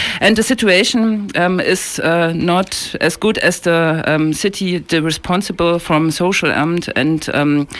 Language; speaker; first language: English; non-native, learner; German